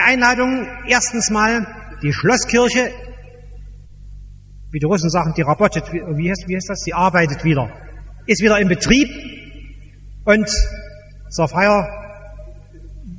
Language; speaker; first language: German; native; German